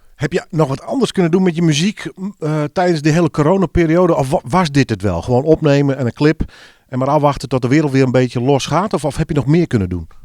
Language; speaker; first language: Dutch; non-native, local second language; Western Frisian